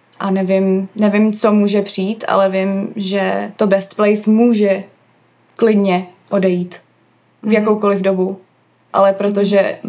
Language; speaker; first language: Czech; early bilingual, other home language; English